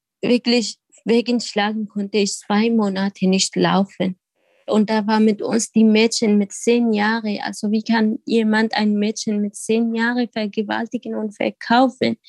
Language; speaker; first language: German; non-native, learner; Kurdish